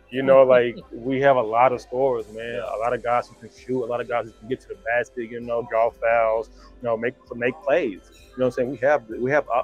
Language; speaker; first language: English; native; English